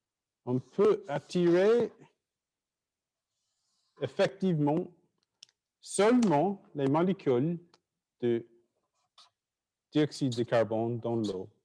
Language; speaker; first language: French; non-native, fluent; English